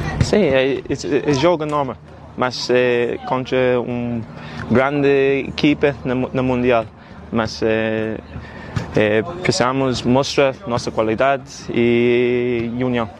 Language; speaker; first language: Portuguese; non-native, local second language; Kabuverdianu